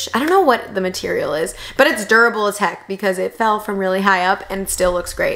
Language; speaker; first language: English; native; English